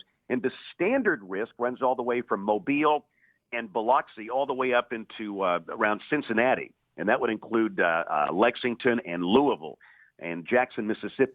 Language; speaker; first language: English; native; English